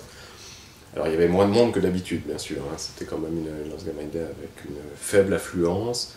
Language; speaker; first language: French; native; French